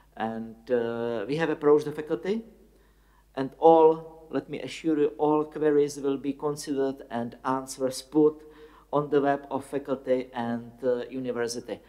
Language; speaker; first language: English; non-native, fluent; Czech